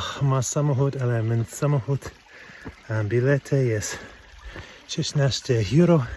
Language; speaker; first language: Polish; non-native, learner; English